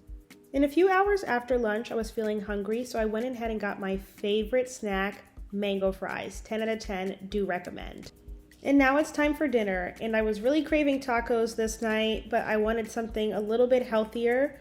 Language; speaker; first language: English; native; English